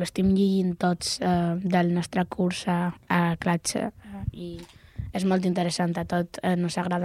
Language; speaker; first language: Catalan; non-native, local second language; Spanish